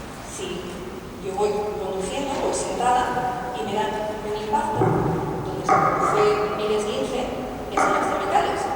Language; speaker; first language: Spanish; native; Spanish